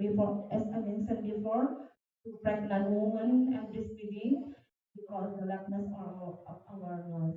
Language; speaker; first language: English; non-native, learner; Indonesian